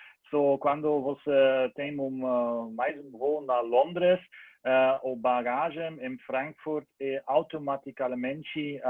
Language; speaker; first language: Portuguese; non-native, learner; German